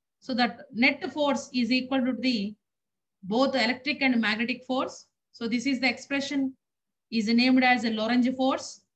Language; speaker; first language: English; non-native, local second language; Telugu